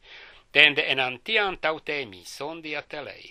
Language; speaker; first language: Greek; non-native, fluent; English